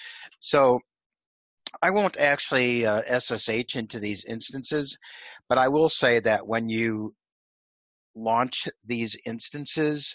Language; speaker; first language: English; native; English